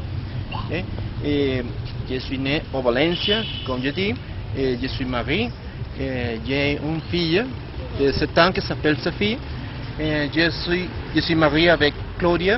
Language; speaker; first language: French; non-native, learner; Spanish